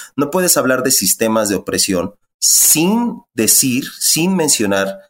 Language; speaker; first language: Spanish; native; Spanish